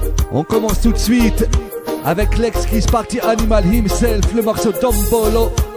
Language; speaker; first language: French; native; French